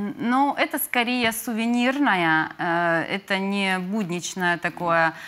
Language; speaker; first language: Russian; native; Russian